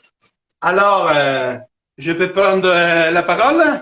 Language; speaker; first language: French; non-native, fluent; Italian